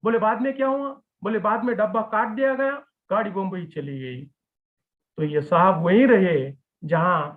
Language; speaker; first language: Hindi; non-native, local second language; Marathi